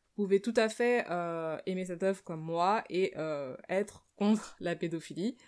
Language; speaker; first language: French; native; French